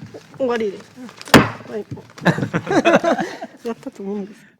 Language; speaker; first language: Japanese; non-native, fluent; French